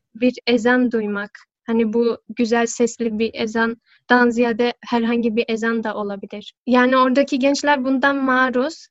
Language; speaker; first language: Turkish; early bilingual, heritage; Turkish